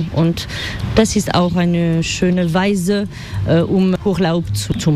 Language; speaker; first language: German; non-native, fluent; French